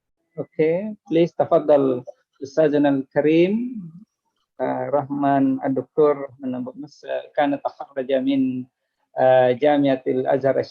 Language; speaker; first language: Arabic; non-native, fluent; Indonesian